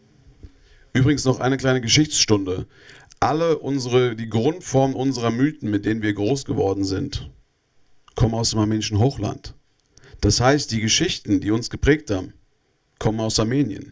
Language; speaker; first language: German; native; German